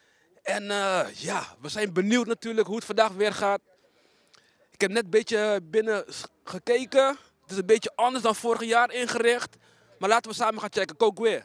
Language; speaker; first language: Dutch; native; Dutch